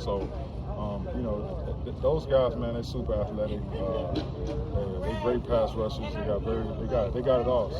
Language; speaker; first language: English; native; English